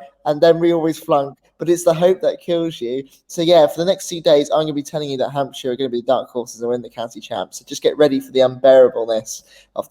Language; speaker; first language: English; native; English